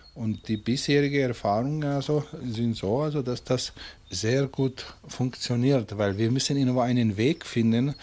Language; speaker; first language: German; non-native, fluent; Czech